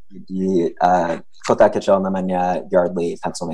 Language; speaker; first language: Indonesian; non-native, fluent; English